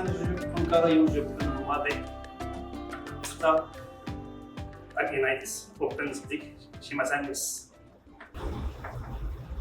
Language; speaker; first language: Japanese; non-native, learner; Arabic